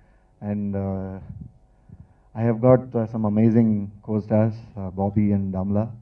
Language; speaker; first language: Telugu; non-native, learner; Tamil